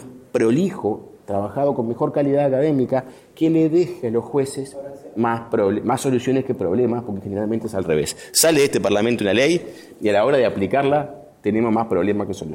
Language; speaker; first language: Spanish; native; Spanish